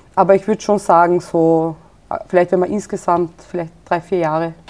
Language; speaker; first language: German; early bilingual, other home language; Serbian